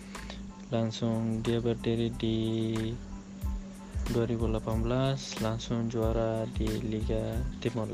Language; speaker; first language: Indonesian; non-native, local second language; Tetum